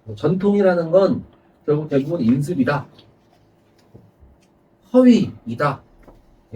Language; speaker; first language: Korean; native; Korean